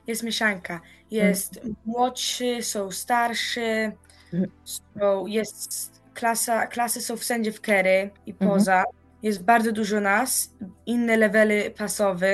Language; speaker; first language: Polish; early bilingual, heritage; Polish